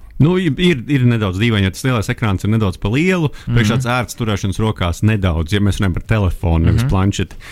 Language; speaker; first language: Latvian; native; Latvian